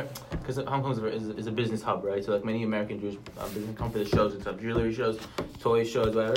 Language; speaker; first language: English; non-native, local second language; Hebrew